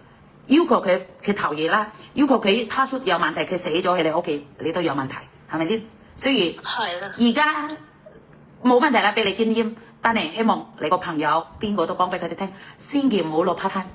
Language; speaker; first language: Cantonese; non-native, fluent; Indonesian